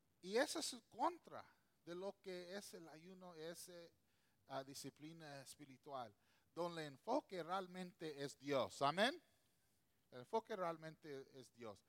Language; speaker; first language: Spanish; non-native, local second language; English